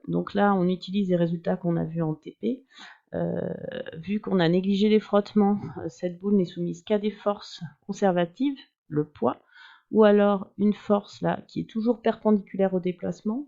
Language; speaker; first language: French; native; French